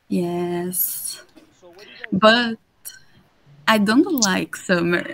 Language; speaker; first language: English; non-native, learner; Portuguese